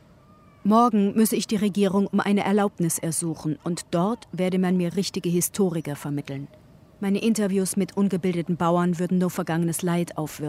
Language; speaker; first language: German; native; German